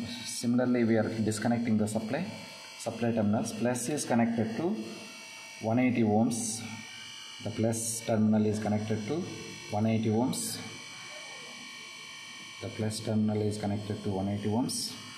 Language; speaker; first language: English; non-native, local second language; Telugu